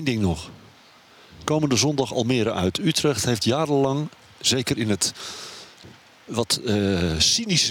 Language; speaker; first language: Dutch; native; Dutch